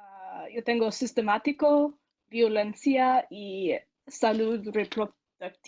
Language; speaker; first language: Spanish; non-native, learner; English